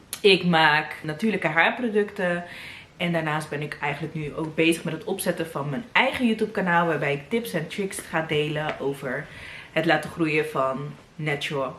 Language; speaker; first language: Dutch; native; Dutch